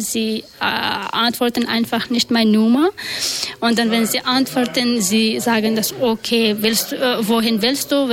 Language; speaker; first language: German; non-native, learner; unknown